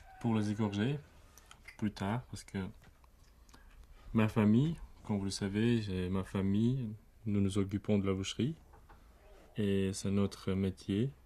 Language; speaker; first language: French; non-native, fluent; Uzbek